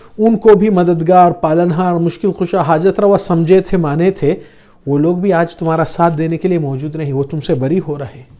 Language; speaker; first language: Urdu; non-native, fluent; Arabic